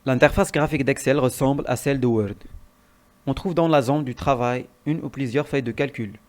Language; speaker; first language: French; non-native, local second language; Arabic